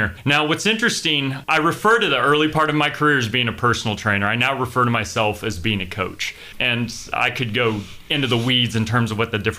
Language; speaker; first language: English; native; English